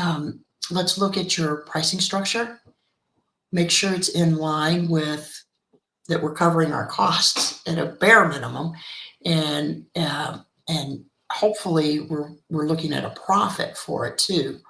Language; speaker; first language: English; native; English